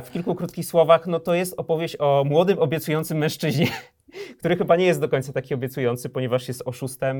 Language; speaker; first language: Polish; native; Polish